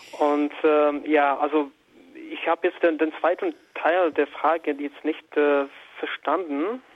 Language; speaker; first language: German; non-native, fluent; Czech